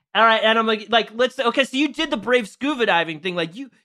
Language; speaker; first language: English; native; English